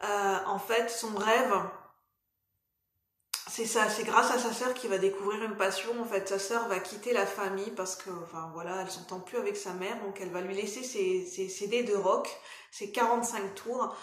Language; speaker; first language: French; native; French